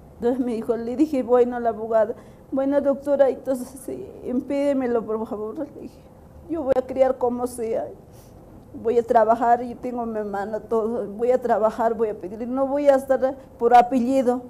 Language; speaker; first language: Spanish; native; Spanish